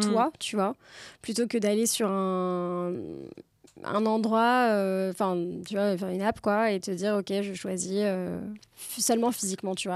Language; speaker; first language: French; native; French